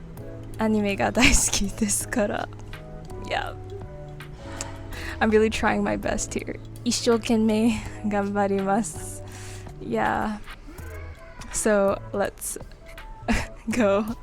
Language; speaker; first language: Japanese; non-native, learner; English